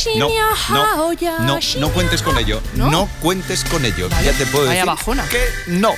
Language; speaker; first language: Spanish; native; Spanish